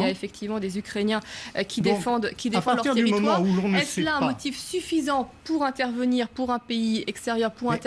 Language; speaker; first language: French; native; French